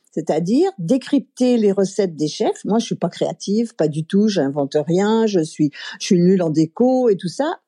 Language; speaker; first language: French; native; French